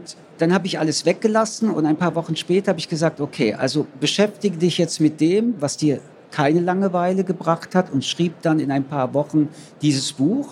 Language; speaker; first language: German; early bilingual, other home language; French